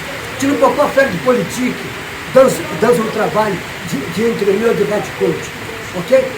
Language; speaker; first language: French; non-native, learner; Portuguese